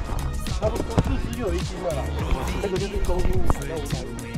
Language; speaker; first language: Chinese; native; Chinese